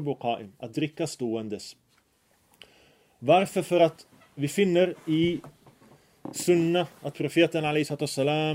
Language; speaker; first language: Swedish; early bilingual, other home language; Arabic